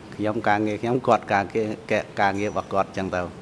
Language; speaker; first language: Khmer; non-native, local second language; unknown